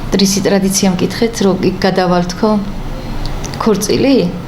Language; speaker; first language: Georgian; native; Georgian